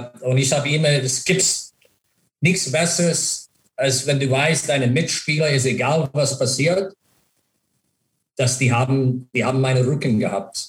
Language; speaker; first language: German; non-native, fluent; English